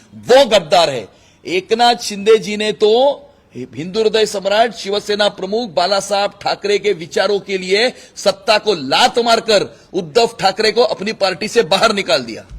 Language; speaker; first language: Hindi; non-native, local second language; Marathi